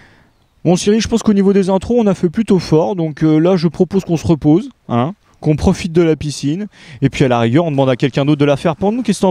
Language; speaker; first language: French; native; French